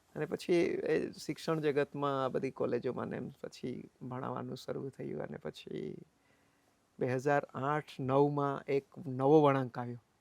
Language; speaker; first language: Gujarati; non-native, local second language; Bhili